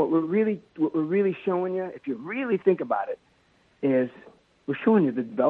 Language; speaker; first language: English; native; English